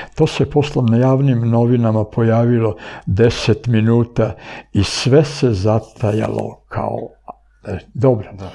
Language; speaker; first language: Serbian; early bilingual, other home language; Bulgarian